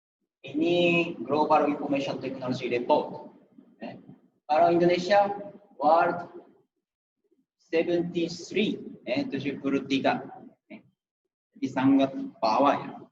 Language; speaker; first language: Indonesian; non-native, fluent; Japanese